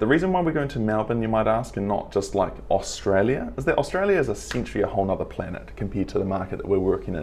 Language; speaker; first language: English; native; English